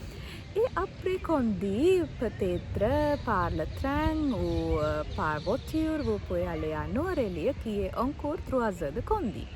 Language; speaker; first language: French; non-native, learner; Sinhala